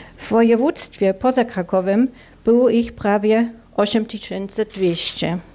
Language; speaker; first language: Polish; non-native, fluent; German